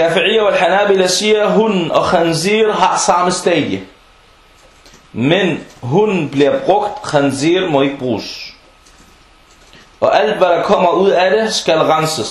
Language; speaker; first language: Danish; non-native, local second language; Arabic